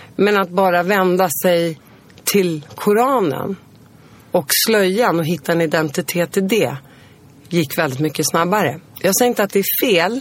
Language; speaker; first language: Swedish; early bilingual, other home language; Arabic